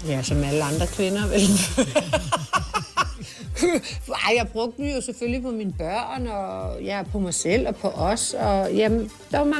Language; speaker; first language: Danish; native; Danish